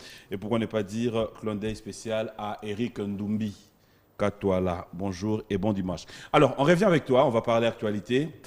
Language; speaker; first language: French; non-native, local second language; Lingala